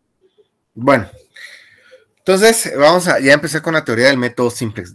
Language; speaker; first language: Spanish; native; Spanish